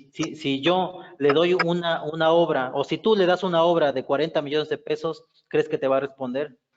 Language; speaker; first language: Spanish; native; Spanish